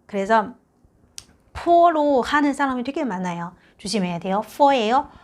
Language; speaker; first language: Korean; non-native, fluent; Chinese